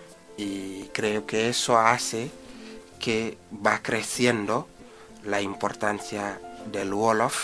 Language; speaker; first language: Spanish; non-native, fluent; Wolof